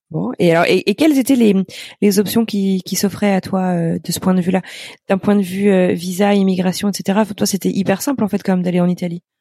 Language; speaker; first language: French; native; French